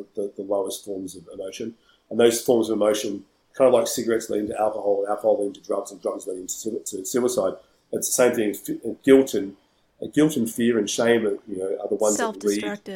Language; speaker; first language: English; native; English